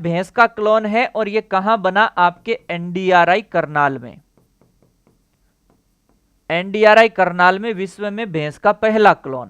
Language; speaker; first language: Hindi; native; Hindi